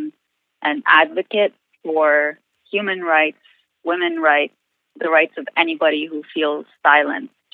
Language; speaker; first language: English; non-native, fluent; Arabic